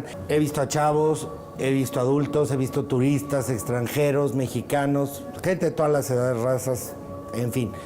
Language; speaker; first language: Spanish; native; Spanish